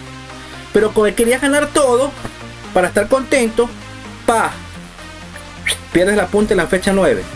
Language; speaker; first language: Spanish; native; Spanish